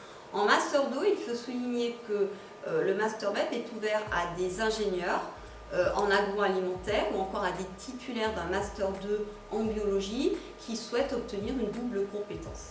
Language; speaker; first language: French; native; French